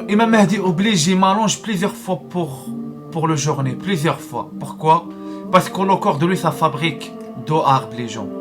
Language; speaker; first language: French; non-native, learner; Arabic